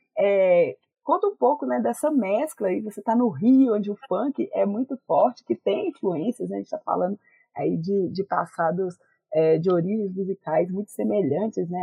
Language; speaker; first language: Portuguese; native; Portuguese